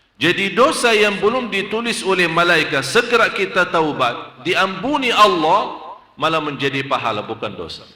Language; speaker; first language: Malay; non-native, fluent; Arabic